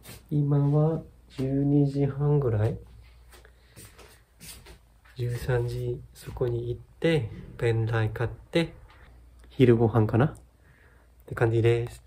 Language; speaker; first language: Japanese; non-native, fluent; Vietnamese